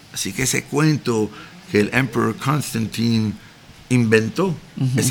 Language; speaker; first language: Spanish; early bilingual, heritage; Spanish